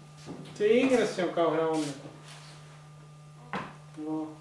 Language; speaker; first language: Finnish; native; Finnish